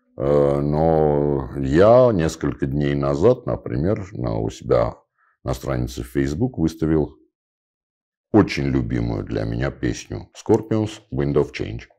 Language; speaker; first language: Russian; non-native, local second language; Armenian